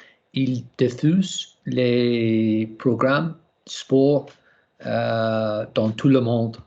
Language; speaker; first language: French; non-native, learner; English